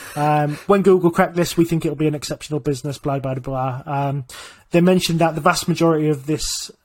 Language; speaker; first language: English; native; English